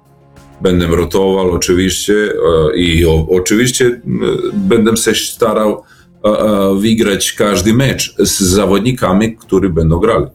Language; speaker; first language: Polish; non-native, learner; Serbian